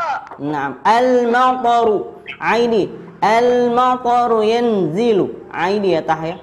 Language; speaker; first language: Arabic; non-native, fluent; Indonesian